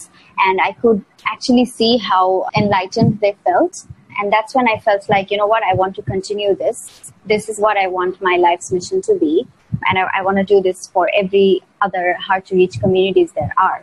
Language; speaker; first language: English; non-native, local second language; Bangla